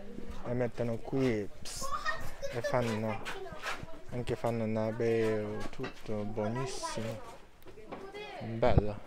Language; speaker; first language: Italian; non-native, learner; Japanese